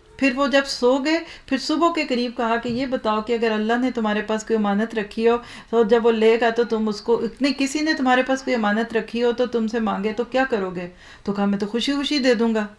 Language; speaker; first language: Urdu; native; Urdu